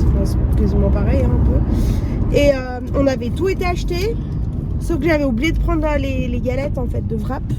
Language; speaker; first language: French; native; French